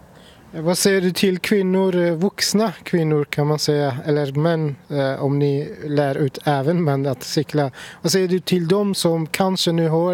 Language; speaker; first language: Swedish; non-native, fluent; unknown